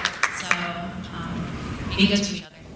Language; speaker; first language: English; native; English